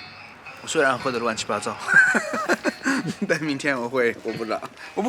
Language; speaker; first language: Chinese; non-native, fluent; French